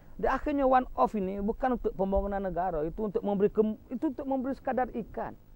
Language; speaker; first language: Malay; native; Malay